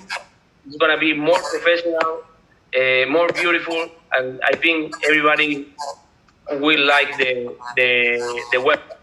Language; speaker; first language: English; non-native, learner; Spanish